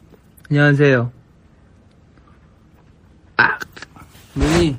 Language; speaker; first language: Korean; non-native, fluent; Thai